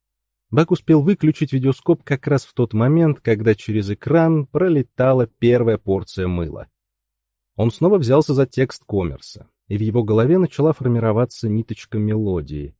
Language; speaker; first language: Russian; native; Russian